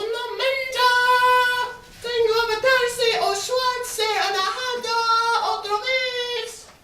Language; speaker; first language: Spanish; non-native, learner; English